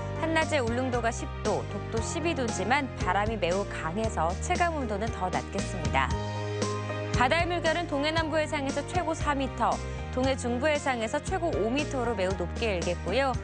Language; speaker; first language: Korean; native; Korean